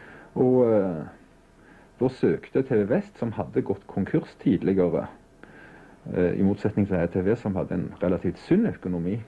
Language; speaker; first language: Norwegian; native; Norwegian